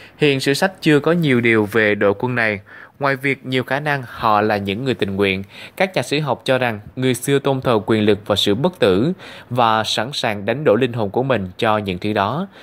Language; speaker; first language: Vietnamese; native; Vietnamese